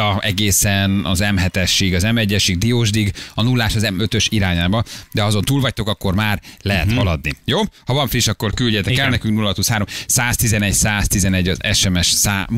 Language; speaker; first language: Hungarian; native; Hungarian